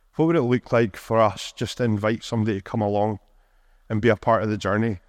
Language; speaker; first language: English; native; English